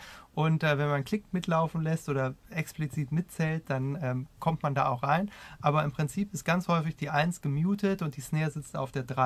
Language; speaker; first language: German; native; German